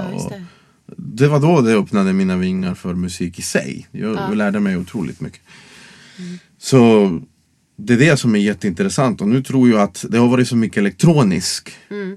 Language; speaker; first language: Swedish; non-native, fluent; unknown